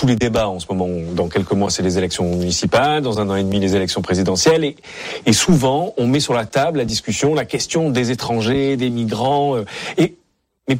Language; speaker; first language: French; native; French